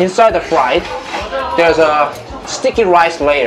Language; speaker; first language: English; non-native, fluent; Korean